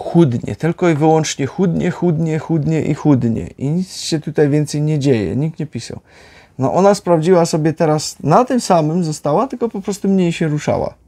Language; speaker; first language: Polish; native; Polish